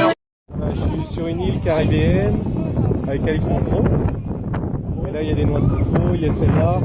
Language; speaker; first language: French; native; French